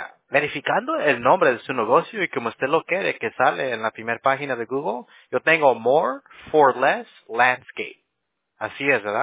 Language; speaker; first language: Spanish; non-native, learner; English